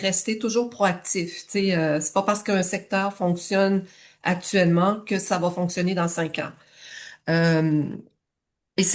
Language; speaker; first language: French; native; French